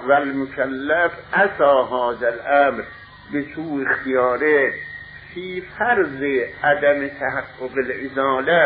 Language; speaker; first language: Arabic; non-native, fluent; Persian